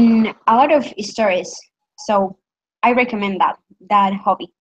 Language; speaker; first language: English; non-native, learner; Spanish